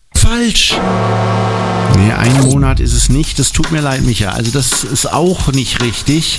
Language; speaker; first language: German; native; German